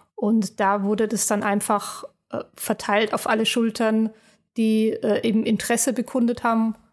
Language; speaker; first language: German; native; German